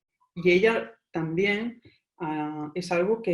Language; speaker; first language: Spanish; native; Spanish